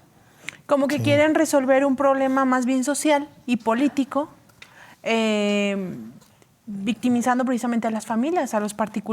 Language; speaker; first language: Spanish; native; Spanish